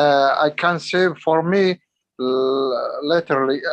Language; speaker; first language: English; non-native, learner; Arabic